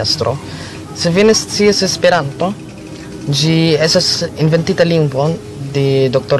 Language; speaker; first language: Dutch; non-native, learner; Filipino